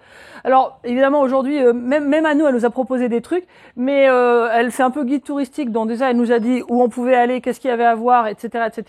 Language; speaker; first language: French; native; French